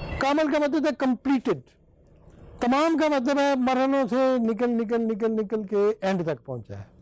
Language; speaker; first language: Urdu; non-native, local second language; Punjabi